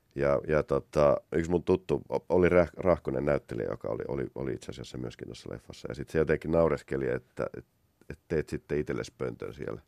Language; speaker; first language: Finnish; native; Finnish